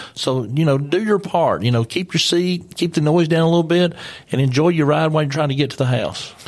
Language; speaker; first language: English; native; English